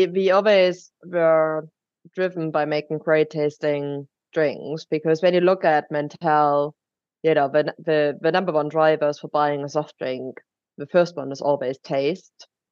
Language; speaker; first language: English; non-native, fluent; German